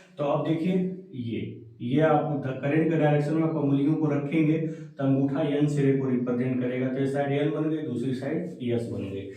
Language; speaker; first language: Hindi; native; Hindi